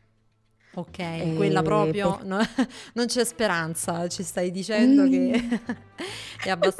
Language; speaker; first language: Italian; native; Italian